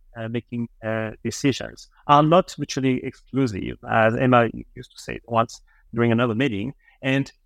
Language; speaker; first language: English; non-native, fluent; French